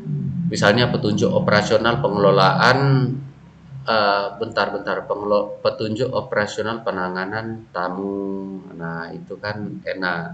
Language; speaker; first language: Indonesian; native; Indonesian